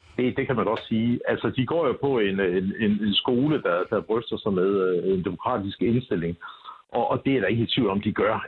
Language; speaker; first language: Danish; native; Danish